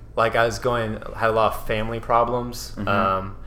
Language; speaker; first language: English; native; English